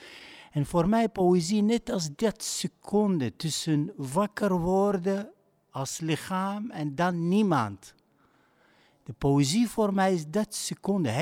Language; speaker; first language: Dutch; non-native, fluent; Arabic